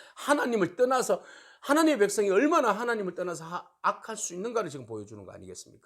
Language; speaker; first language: Korean; native; Korean